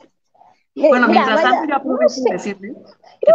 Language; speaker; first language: Spanish; native; Spanish